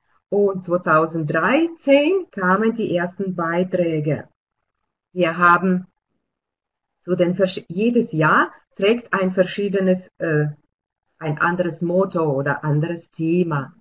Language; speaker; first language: German; non-native, fluent; Russian